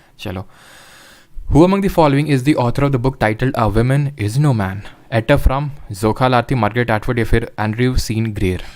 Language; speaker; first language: Hindi; native; Hindi